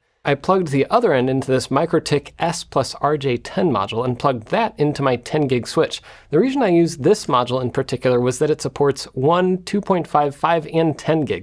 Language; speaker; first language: English; native; English